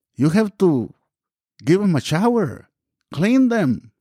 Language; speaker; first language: English; non-native, learner; Spanish